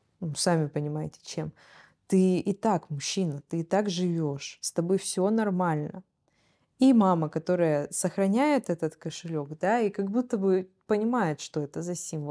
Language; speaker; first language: Russian; native; Russian